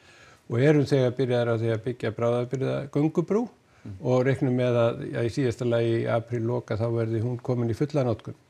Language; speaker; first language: Icelandic; native; Icelandic